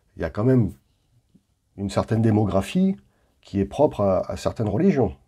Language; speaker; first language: French; native; French